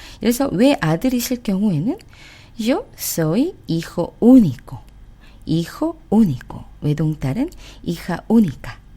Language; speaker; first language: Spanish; non-native, fluent; Korean